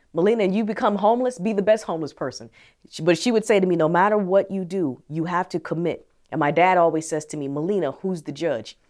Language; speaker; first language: English; native; English